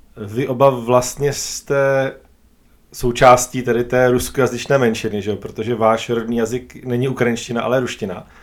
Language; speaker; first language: Czech; native; Czech